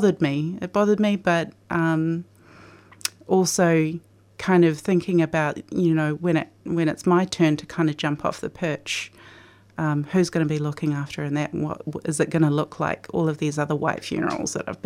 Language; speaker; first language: English; native; English